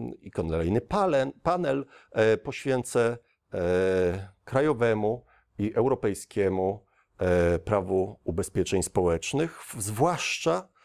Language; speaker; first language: Polish; native; Polish